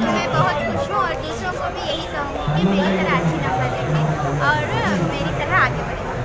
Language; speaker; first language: Urdu; native; Urdu